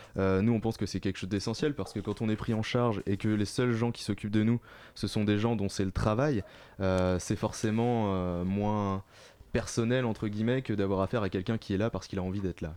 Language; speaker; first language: French; native; French